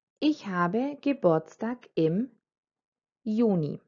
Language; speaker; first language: German; non-native, fluent; Croatian